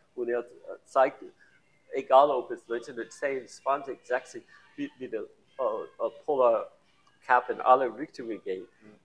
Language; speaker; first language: German; non-native, learner; English